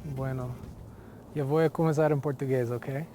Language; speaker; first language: Portuguese; non-native, fluent; English